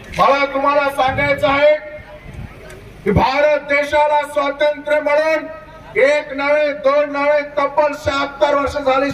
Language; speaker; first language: Marathi; non-native, local second language; Lambadi